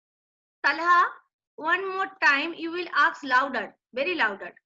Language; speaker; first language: English; non-native, local second language; Bangla